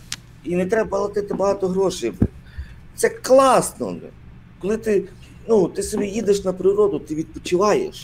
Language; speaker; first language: Ukrainian; native; Ukrainian